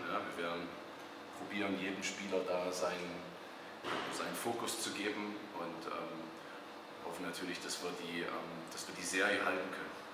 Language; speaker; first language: German; native; German